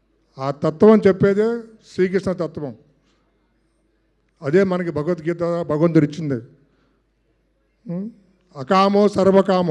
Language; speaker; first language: Telugu; native; Telugu